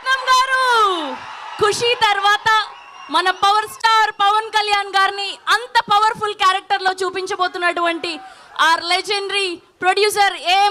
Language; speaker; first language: Telugu; native; Telugu